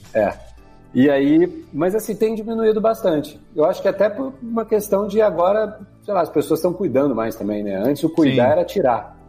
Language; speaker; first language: Portuguese; native; Portuguese